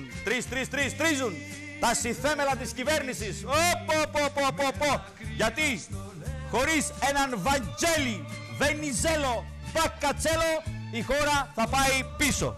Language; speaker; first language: Greek; native; Greek